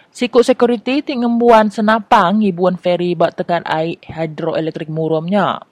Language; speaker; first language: Malay; native; Malay